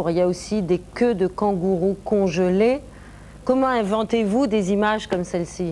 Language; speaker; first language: French; native; French